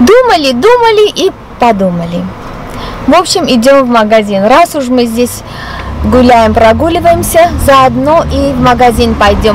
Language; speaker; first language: Russian; non-native, local second language; Armenian